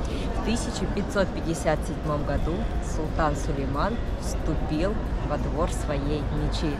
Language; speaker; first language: Russian; native; Russian